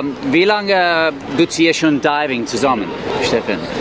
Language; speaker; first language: German; non-native, learner; English